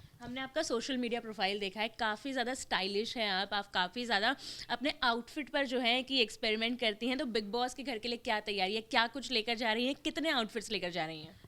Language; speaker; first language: Hindi; native; Hindi